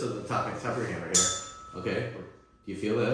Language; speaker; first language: English; native; English